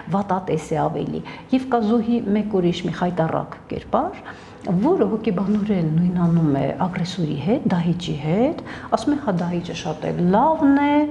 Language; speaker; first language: Armenian; native; Armenian